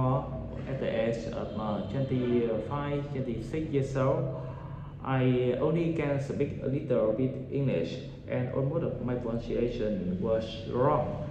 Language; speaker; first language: English; non-native, learner; Vietnamese